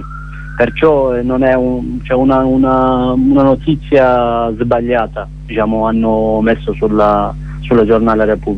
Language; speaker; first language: Italian; non-native, learner; Kurdish